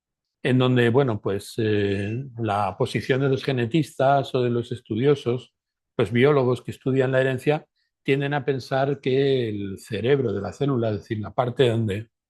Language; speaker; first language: Spanish; native; Spanish